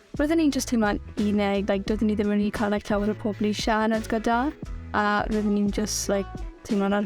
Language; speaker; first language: Welsh; non-native, local second language; English